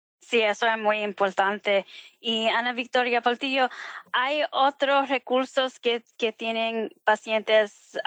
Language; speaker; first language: Spanish; early bilingual, heritage; Spanish